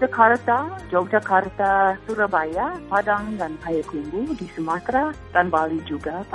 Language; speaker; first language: Indonesian; non-native, fluent; English